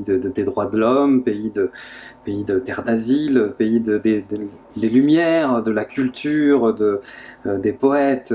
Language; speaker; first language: French; native; French